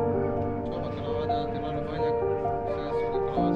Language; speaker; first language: Indonesian; non-native, learner; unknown